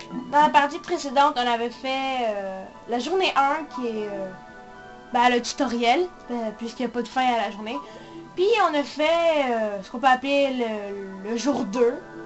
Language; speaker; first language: French; native; French